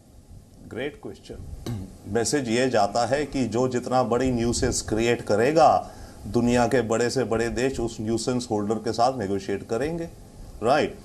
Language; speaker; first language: Hindi; native; Hindi